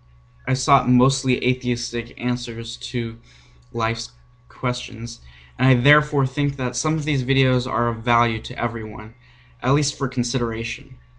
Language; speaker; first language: English; native; English